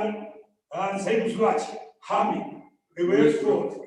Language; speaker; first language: English; non-native, learner; Spanish